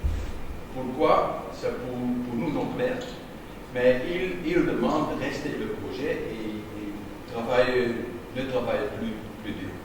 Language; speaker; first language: French; non-native, learner; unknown